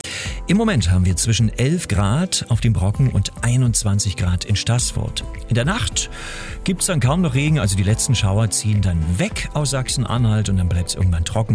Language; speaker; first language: German; native; German